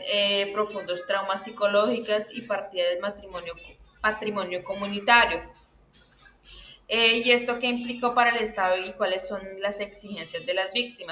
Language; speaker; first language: Spanish; native; Spanish